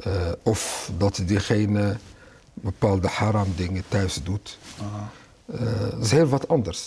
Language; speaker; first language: Dutch; early bilingual, other home language; Arabic